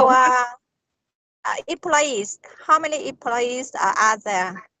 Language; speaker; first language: English; non-native, learner; Vietnamese